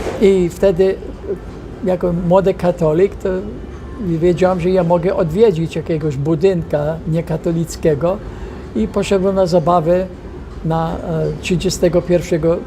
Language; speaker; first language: Polish; non-native, fluent; English